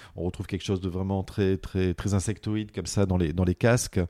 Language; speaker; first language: French; native; French